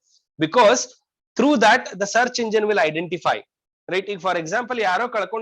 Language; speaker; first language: Kannada; native; Kannada